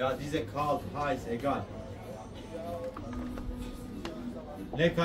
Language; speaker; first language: German; non-native, learner; Turkish